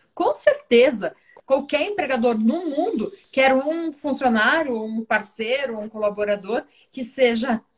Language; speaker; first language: Portuguese; native; Portuguese